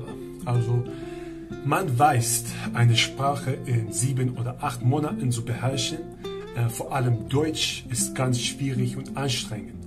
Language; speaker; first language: German; non-native, learner; Persian